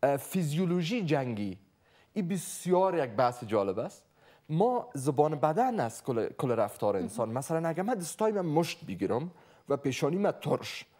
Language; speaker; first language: Persian; native; Persian